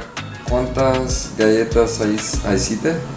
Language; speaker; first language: Spanish; non-native, learner; English